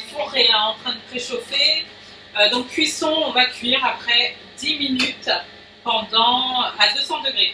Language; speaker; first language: French; native; French